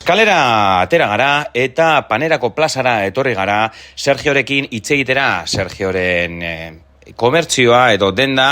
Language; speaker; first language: Basque; native; Basque